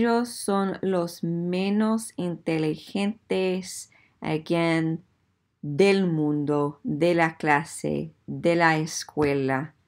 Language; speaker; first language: Spanish; non-native, fluent; English